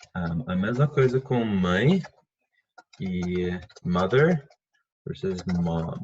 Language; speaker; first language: Portuguese; non-native, fluent; English